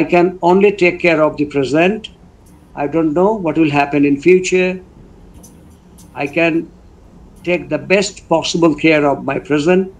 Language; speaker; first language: English; non-native, fluent; Bangla